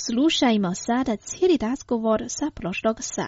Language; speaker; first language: Croatian; non-native, fluent; Chinese